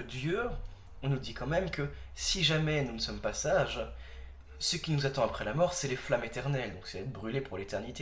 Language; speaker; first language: French; native; French